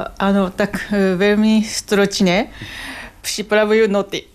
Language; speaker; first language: Czech; non-native, fluent; Japanese